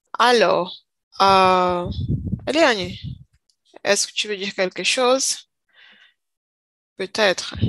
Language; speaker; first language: French; non-native, learner; Portuguese